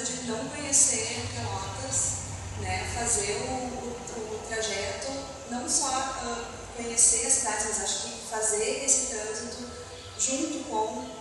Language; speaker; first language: Portuguese; native; Portuguese